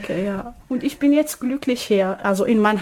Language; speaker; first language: German; non-native, learner; Arabic